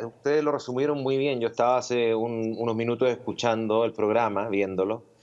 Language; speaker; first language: Spanish; native; Spanish